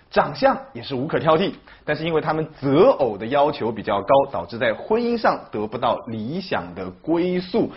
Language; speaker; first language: Chinese; native; Chinese